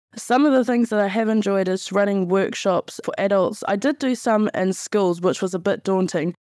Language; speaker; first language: English; native; English